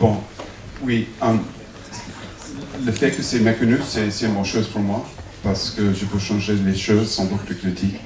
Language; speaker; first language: French; non-native, fluent; English